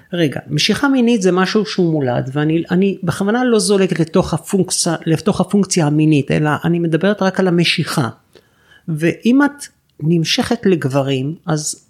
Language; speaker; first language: Hebrew; native; Hebrew